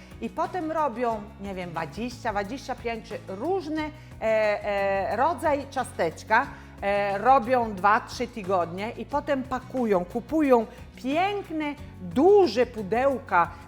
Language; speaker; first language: Polish; non-native, learner; Italian